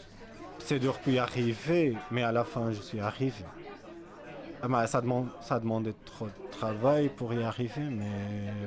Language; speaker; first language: French; non-native, fluent; Arabic